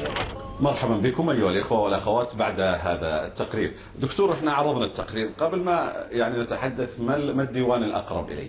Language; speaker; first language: Arabic; native; Arabic